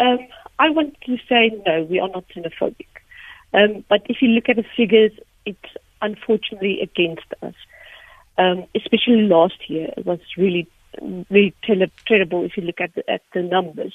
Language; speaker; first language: English; non-native, local second language; Afrikaans